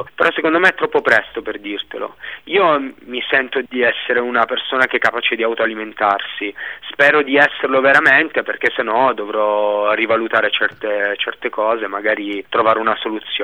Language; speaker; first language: Italian; native; Italian